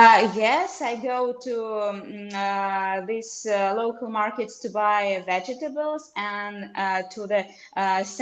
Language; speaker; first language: English; non-native, fluent; Russian